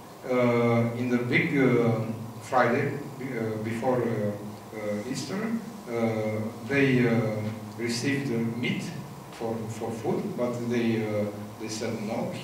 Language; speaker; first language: English; non-native, fluent; Romanian